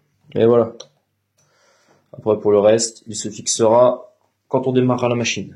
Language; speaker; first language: French; native; French